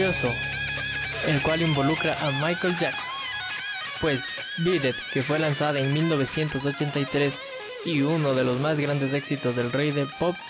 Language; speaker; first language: Spanish; native; Spanish